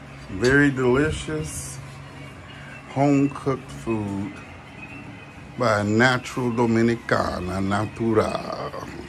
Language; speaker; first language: English; native; English